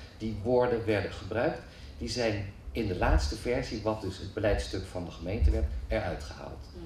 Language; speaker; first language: Dutch; native; Dutch